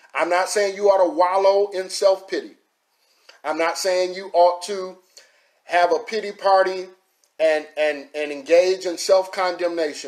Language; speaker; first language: English; native; English